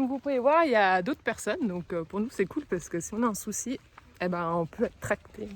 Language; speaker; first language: French; native; French